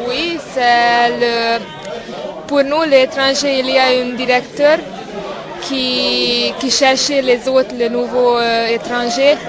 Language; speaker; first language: French; non-native, learner; Hungarian